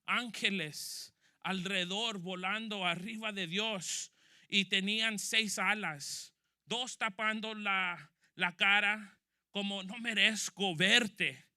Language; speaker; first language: Spanish; early bilingual, heritage; Spanish